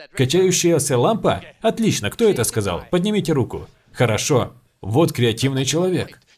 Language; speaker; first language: Russian; non-native, fluent; Swedish